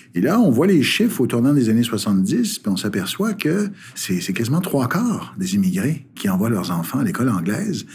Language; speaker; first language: French; native; French